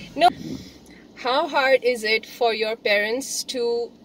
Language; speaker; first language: English; non-native, local second language; Urdu